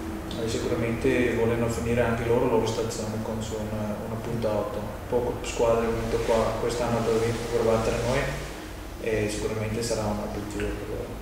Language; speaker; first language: Italian; non-native, fluent; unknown